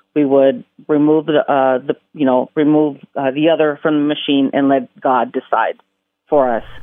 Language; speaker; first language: English; early bilingual, other home language; Spanish